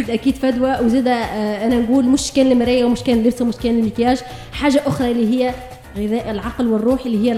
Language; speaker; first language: Arabic; native; Arabic